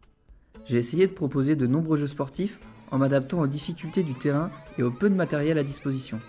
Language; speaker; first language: French; native; French